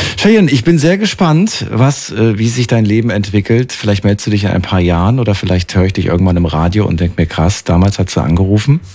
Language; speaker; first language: German; native; German